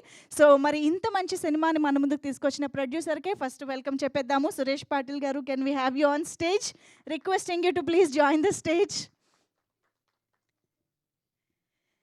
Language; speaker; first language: Telugu; native; Telugu